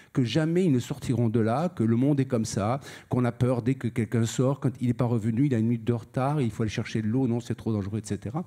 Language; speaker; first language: French; native; French